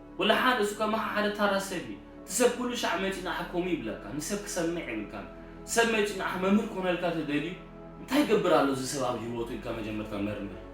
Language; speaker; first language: Tigrinya; early bilingual, heritage; Tigrinya